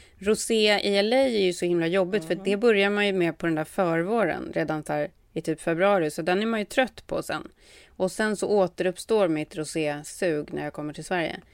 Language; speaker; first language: Swedish; native; Swedish